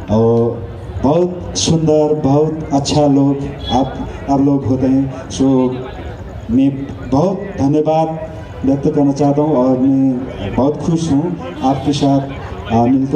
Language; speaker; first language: Hindi; non-native, learner; Nepali